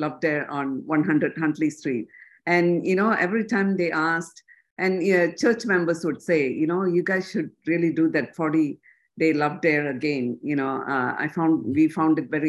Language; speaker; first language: English; non-native, local second language; Tamil